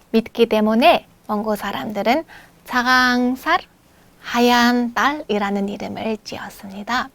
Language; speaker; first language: Korean; non-native, fluent; Mongolian